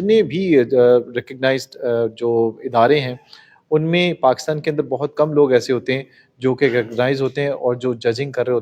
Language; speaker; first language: Urdu; native; Urdu